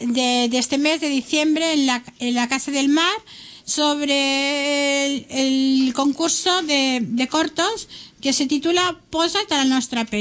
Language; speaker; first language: Spanish; native; Spanish